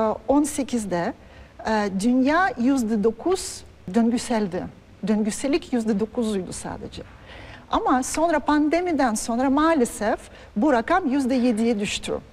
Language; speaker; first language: Turkish; non-native, fluent; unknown